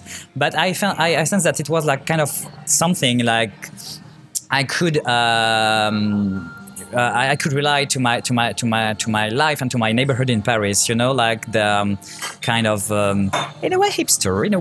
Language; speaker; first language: English; non-native, fluent; French